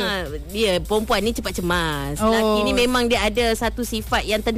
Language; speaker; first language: Malay; native; Malay